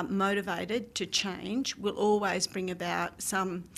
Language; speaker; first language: English; native; English